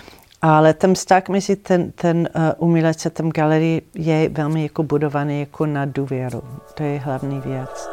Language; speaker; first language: Czech; non-native, fluent; English